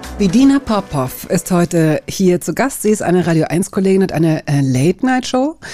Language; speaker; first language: German; native; German